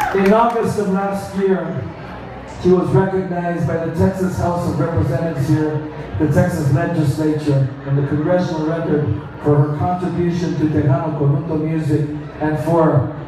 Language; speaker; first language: English; early bilingual, other home language; Spanish